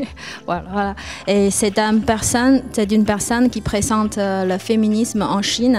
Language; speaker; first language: French; non-native, fluent; Chinese